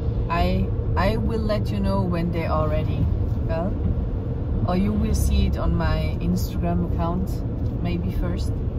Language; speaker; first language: English; non-native, fluent; German